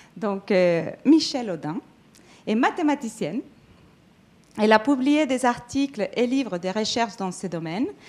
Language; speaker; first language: French; non-native, fluent; Spanish